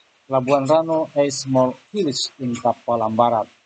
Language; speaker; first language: English; non-native, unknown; Indonesian